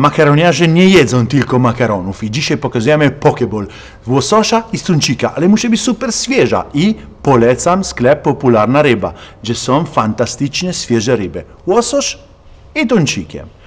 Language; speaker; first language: Polish; non-native, learner; Italian